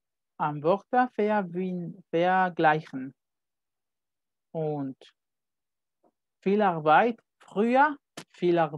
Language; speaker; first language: German; non-native, fluent; Spanish